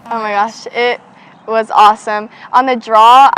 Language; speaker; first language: English; native; English